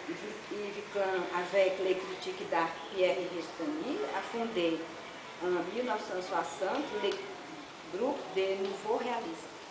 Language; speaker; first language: French; non-native, learner; Portuguese